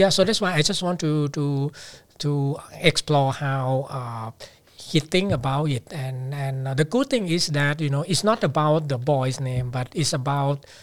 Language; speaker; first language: English; non-native, fluent; Thai